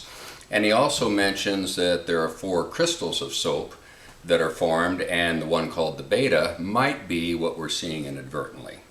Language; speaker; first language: English; native; English